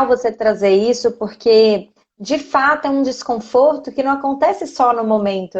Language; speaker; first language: Portuguese; native; Portuguese